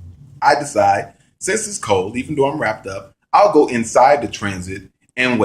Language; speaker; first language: English; native; English